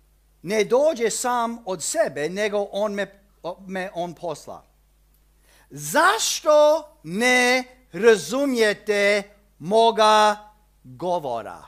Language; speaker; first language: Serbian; early bilingual, heritage; Serbian